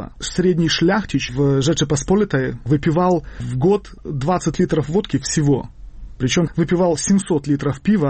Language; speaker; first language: Russian; native; Russian